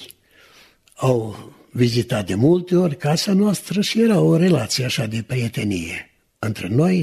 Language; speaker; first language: Romanian; native; Romanian